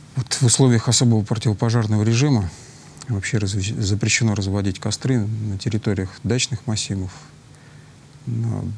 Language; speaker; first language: Russian; native; Russian